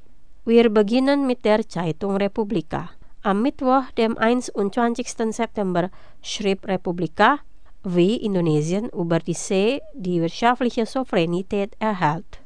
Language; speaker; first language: German; non-native, fluent; Indonesian